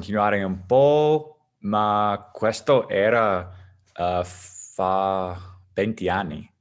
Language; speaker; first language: Italian; non-native, learner; English